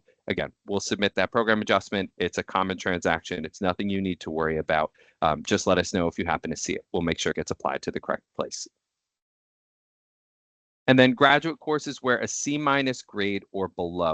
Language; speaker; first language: English; native; English